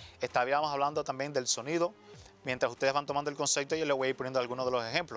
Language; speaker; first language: Spanish; native; Spanish